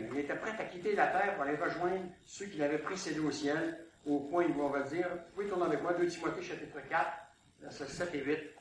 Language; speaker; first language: French; native; French